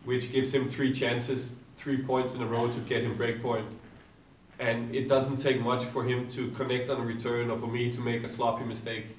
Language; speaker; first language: English; non-native, fluent; Danish